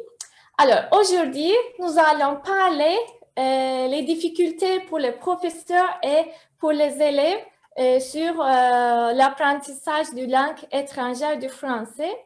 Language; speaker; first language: French; non-native, fluent; Turkish